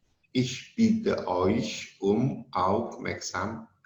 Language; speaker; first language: German; non-native, fluent; Indonesian